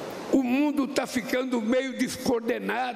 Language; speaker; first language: Portuguese; native; Portuguese